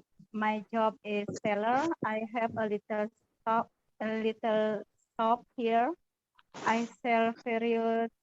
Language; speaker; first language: English; non-native, learner; Indonesian